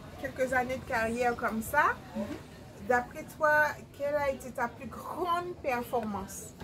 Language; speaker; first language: French; native; French